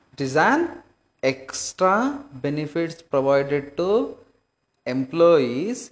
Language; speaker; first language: English; non-native, local second language; Kannada